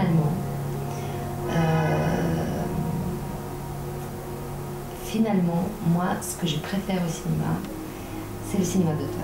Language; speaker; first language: French; native; French